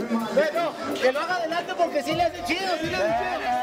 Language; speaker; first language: Spanish; native; Spanish